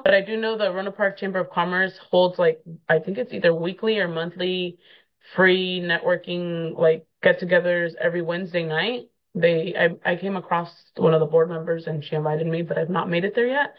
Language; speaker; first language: English; early bilingual, other home language; Spanish